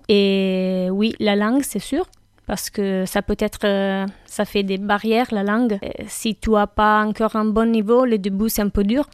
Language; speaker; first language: French; non-native, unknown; Italian